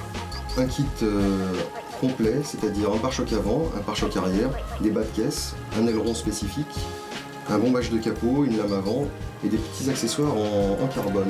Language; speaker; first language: French; native; French